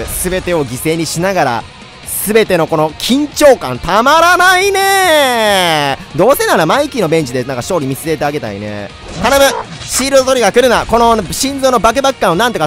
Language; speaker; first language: Japanese; native; Japanese